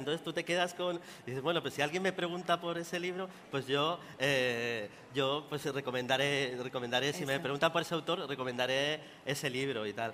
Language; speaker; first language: Spanish; native; Spanish